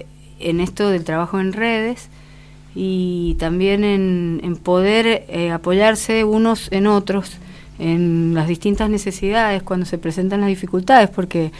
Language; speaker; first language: Spanish; native; Spanish